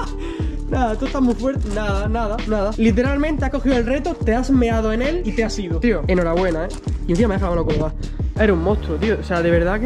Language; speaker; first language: Spanish; native; Spanish